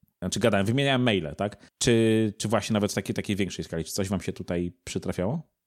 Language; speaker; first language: Polish; native; Polish